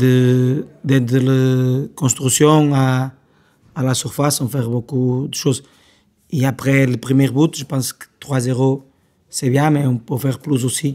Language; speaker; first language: French; non-native, learner; Portuguese